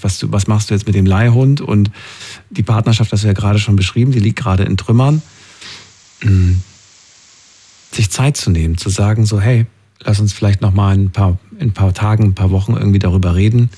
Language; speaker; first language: German; native; German